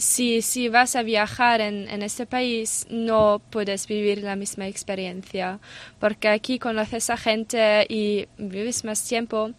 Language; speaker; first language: Spanish; non-native, learner; German